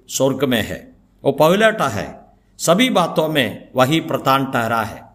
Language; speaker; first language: Hindi; non-native, local second language; Malayalam